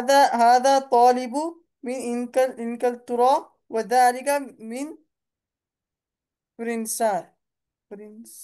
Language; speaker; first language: Arabic; non-native, learner; Urdu